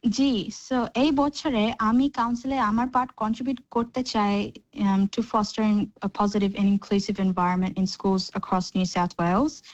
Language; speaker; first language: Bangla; early bilingual, heritage; Bangla